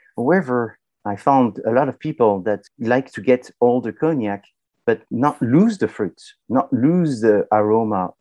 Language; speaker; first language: English; non-native, fluent; French